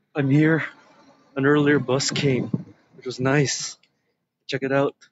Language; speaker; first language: English; native; English